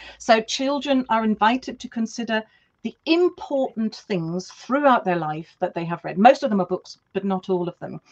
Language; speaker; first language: English; non-native, fluent; German